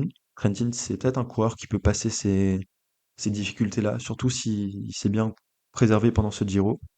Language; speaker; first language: French; native; French